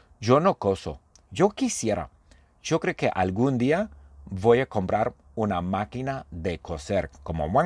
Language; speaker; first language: Spanish; non-native, fluent; English